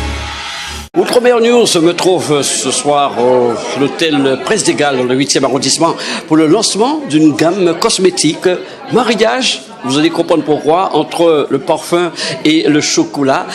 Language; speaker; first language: French; native; French